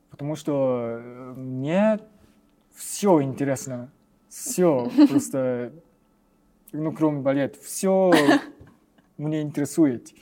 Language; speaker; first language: Russian; non-native, learner; Japanese